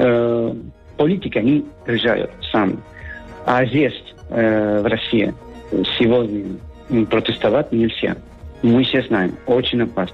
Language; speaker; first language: Russian; non-native, fluent; Spanish